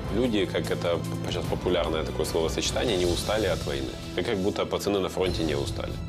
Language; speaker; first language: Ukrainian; non-native, local second language; Russian